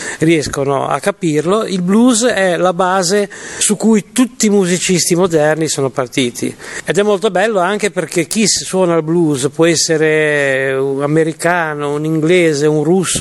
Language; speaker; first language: Italian; native; Italian